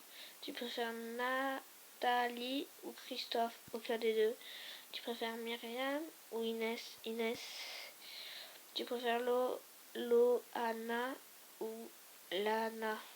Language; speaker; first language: French; native; French